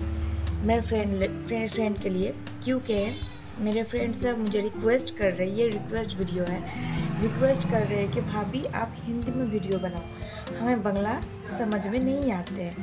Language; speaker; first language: Hindi; non-native, local second language; Bangla